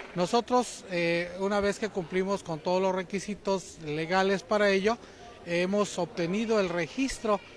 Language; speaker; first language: Spanish; native; Spanish